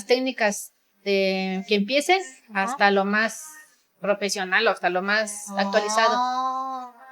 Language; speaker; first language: Spanish; native; Spanish